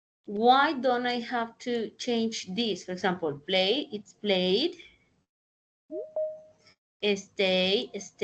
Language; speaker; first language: English; non-native, fluent; Spanish